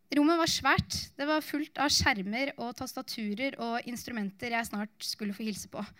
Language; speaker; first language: Norwegian; native; Norwegian